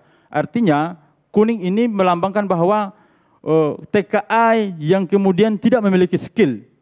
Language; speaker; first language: Indonesian; native; Indonesian